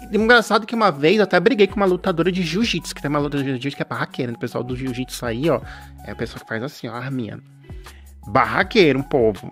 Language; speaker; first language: Portuguese; native; Portuguese